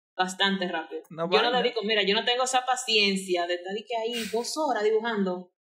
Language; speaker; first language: Spanish; native; Spanish